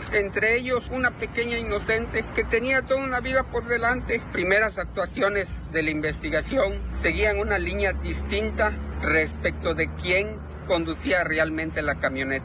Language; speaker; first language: Spanish; native; Spanish